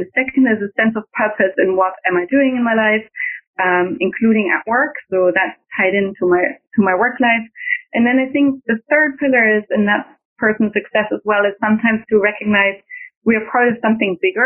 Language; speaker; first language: English; non-native, fluent; German